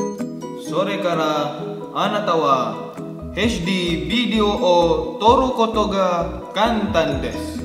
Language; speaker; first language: Japanese; non-native, learner; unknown